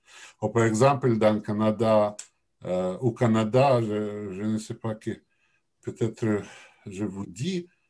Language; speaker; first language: French; non-native, learner; Russian